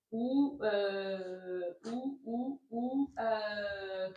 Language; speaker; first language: French; native; French